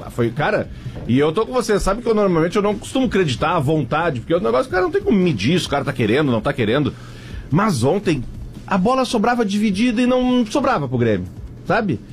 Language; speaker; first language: Portuguese; native; Portuguese